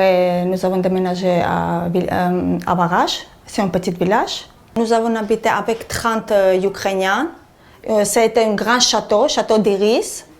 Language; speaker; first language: French; non-native, learner; Armenian